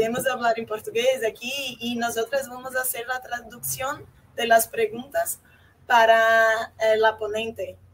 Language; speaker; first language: Spanish; non-native, fluent; Portuguese